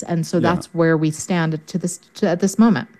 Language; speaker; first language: English; native; English